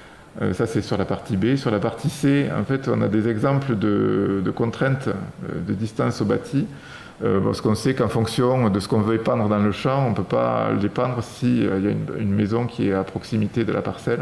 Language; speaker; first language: French; native; French